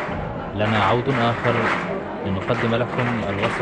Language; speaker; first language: Arabic; native; Arabic